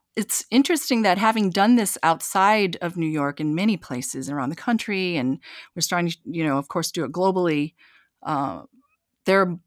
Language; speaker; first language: English; native; English